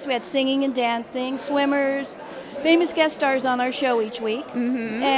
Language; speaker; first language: English; native; English